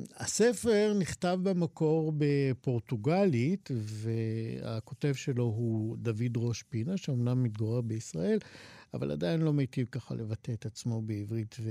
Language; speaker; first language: Hebrew; native; Hebrew